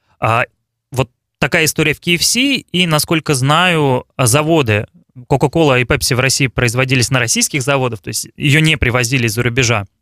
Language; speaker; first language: Russian; native; Russian